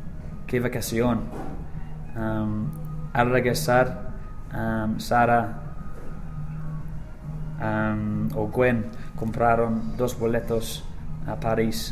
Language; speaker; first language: Spanish; non-native, learner; English